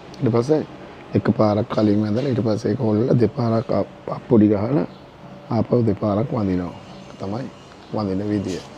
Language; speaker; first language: Sinhala; native; Sinhala